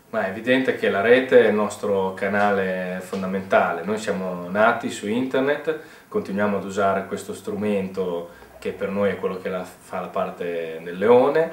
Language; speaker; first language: Italian; native; Italian